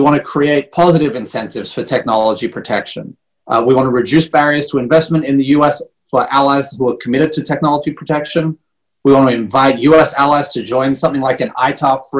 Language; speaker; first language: English; native; English